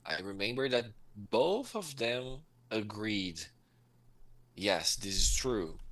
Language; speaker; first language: English; non-native, fluent; Portuguese